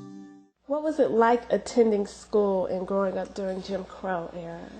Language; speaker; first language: English; native; English